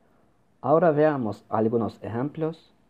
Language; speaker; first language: Spanish; non-native, learner; Turkish